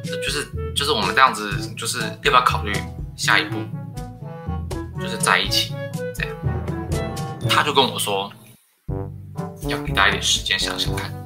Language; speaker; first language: Chinese; native; Chinese